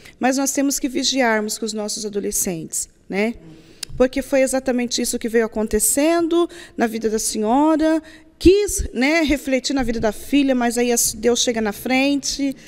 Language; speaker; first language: Portuguese; native; Portuguese